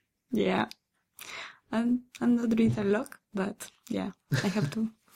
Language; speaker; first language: English; non-native, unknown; Spanish